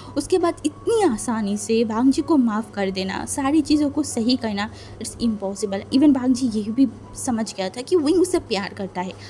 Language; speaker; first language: Hindi; non-native, fluent; Bangla